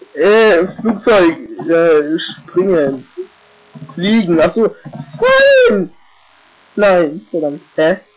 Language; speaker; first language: German; native; German